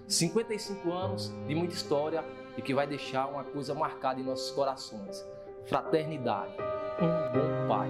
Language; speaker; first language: Portuguese; native; Portuguese